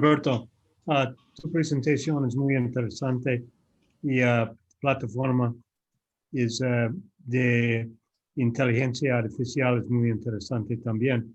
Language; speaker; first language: Spanish; non-native, learner; English